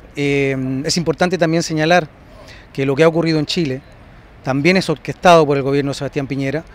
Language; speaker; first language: Spanish; native; Spanish